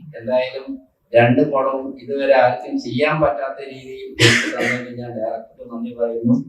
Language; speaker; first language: Malayalam; native; Malayalam